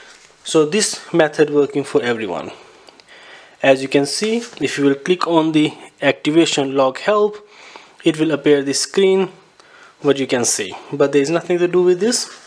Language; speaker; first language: English; non-native, fluent; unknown